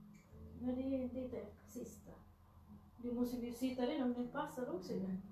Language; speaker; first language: Swedish; non-native, learner; Cebuano